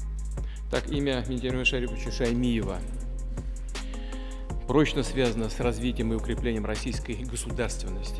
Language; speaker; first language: Russian; native; Russian